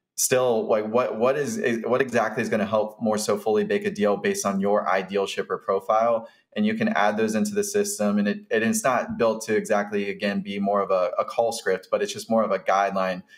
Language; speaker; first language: English; native; English